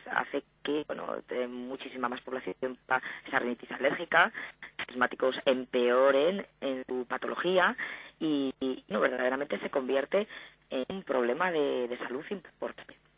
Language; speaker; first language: Spanish; native; Spanish